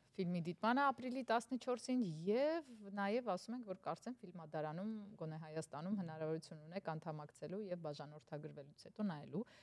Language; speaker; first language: Armenian; native; Armenian